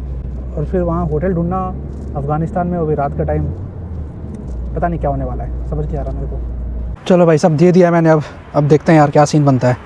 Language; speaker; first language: Hindi; native; Hindi